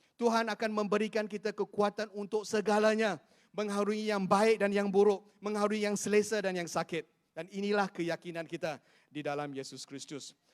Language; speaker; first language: Malay; non-native, local second language; Chinese